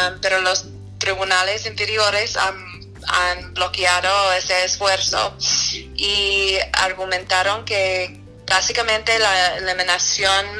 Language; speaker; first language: Spanish; non-native, fluent; English